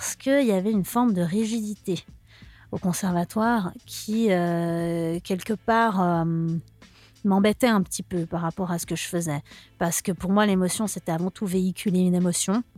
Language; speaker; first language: French; native; French